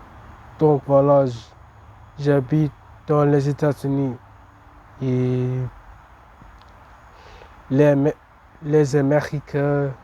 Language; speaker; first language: French; non-native, learner; English